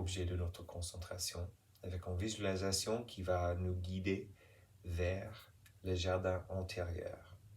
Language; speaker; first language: French; non-native, fluent; English